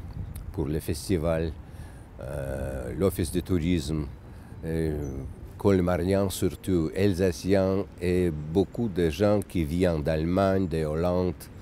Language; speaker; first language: French; non-native, learner; Russian